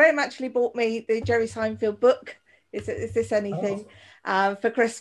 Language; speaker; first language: English; native; English